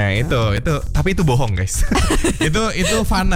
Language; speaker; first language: Indonesian; native; Indonesian